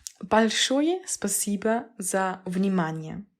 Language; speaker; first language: Russian; non-native, learner; German